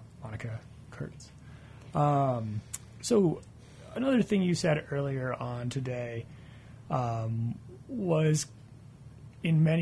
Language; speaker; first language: English; native; English